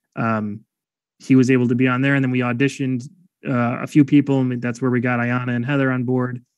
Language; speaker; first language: English; native; English